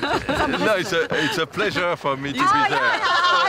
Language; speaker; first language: English; non-native, learner; French